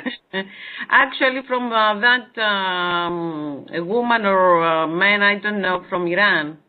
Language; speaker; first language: English; non-native, learner; Greek